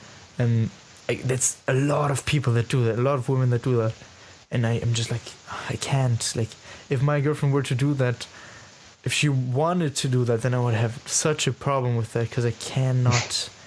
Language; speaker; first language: English; non-native, fluent; German